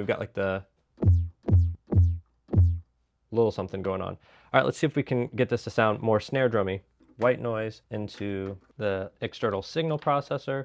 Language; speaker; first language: English; native; English